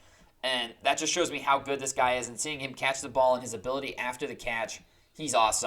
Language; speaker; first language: English; native; English